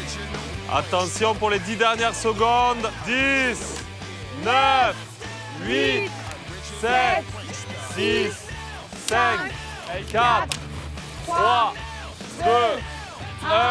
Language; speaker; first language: French; native; French